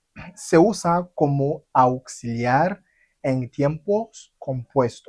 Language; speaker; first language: Spanish; non-native, fluent; Haitian Creole